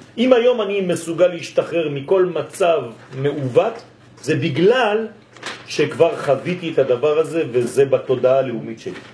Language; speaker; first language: Hebrew; non-native, fluent; French